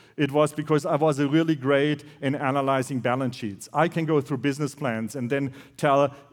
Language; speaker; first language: English; non-native, fluent; German